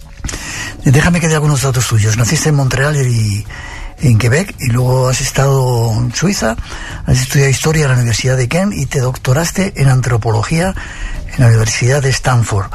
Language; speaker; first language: Spanish; native; Spanish